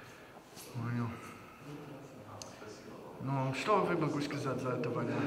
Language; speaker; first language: Russian; non-native, learner; English